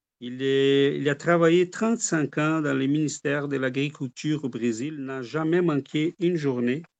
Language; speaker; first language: French; non-native, fluent; Portuguese